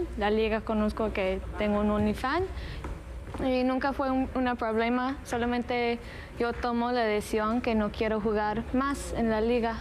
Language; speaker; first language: Spanish; early bilingual, heritage; English